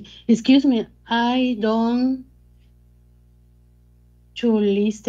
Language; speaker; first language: English; non-native, learner; Spanish